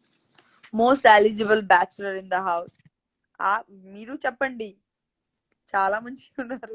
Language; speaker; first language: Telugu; non-native, learner; Gujarati